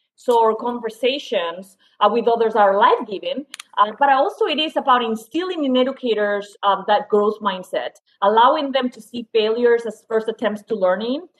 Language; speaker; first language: English; non-native, fluent; Spanish